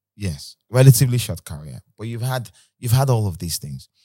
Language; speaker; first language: English; non-native, local second language; Igbo